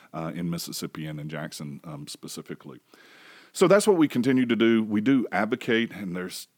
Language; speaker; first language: English; native; English